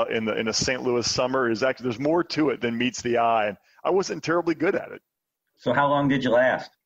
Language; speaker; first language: English; native; English